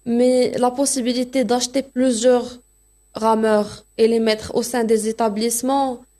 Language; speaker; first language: French; non-native, local second language; Arabic